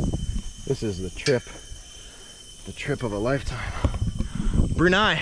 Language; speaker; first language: English; native; English